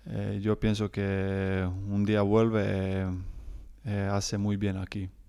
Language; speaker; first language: Spanish; non-native, learner; Croatian